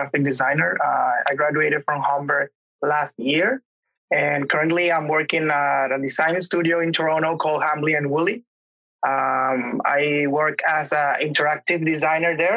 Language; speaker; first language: English; non-native, fluent; Spanish